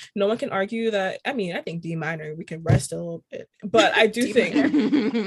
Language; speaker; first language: English; native; English